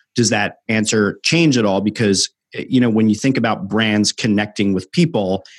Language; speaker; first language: English; native; English